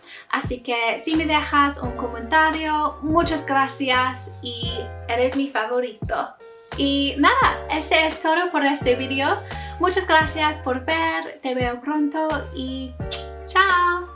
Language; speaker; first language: Spanish; non-native, learner; English